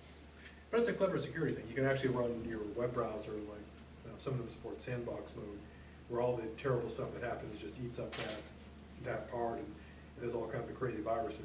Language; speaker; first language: English; native; English